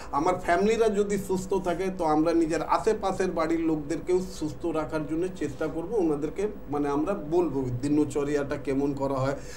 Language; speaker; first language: Bangla; non-native, local second language; Hindi